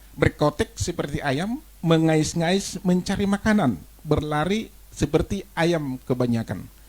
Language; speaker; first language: Indonesian; non-native, local second language; Batak Toba